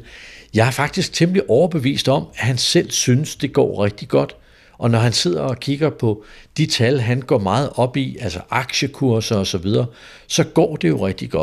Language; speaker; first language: Danish; native; Danish